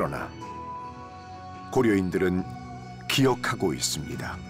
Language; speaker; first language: Korean; native; Korean